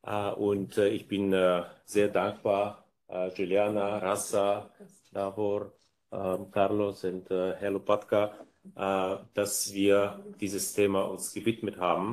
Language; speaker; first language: German; non-native, fluent; Bulgarian